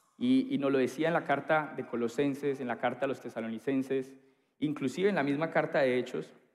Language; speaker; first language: Spanish; native; Spanish